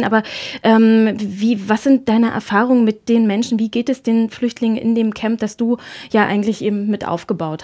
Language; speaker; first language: German; native; German